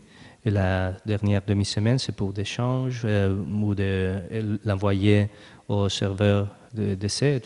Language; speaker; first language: French; non-native, learner; Spanish